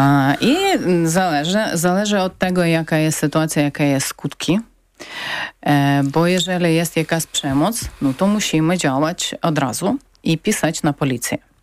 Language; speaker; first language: Polish; non-native, learner; Ukrainian